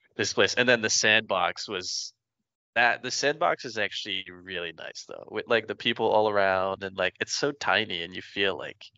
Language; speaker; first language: English; non-native, fluent; French